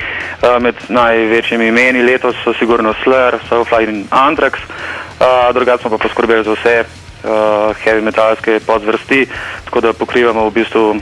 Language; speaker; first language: Slovenian; native; Slovenian